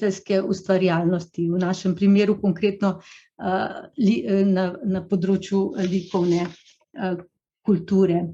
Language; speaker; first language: Slovenian; native; Slovenian